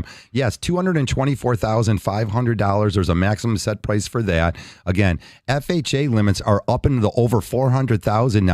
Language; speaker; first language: English; native; English